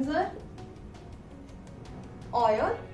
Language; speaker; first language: German; non-native, fluent; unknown